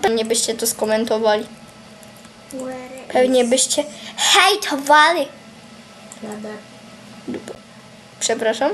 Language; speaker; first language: Polish; native; Polish